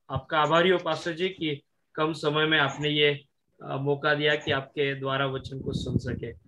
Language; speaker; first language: Hindi; non-native, local second language; Marathi